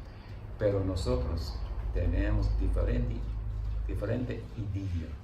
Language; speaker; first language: Spanish; non-native, learner; English